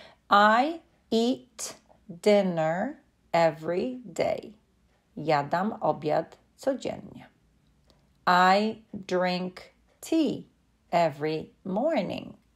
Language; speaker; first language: English; non-native, fluent; Polish